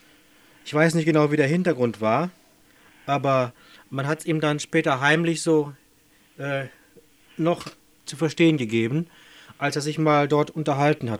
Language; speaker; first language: German; native; German